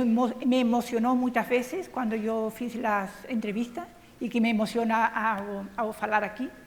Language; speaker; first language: Portuguese; non-native, fluent; Spanish